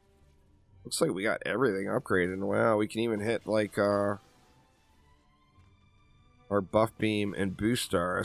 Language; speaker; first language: English; native; English